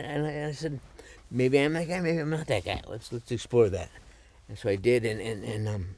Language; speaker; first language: English; native; English